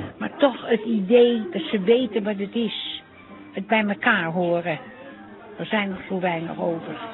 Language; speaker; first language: Dutch; native; Dutch